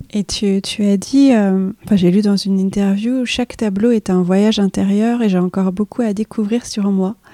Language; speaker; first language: French; native; French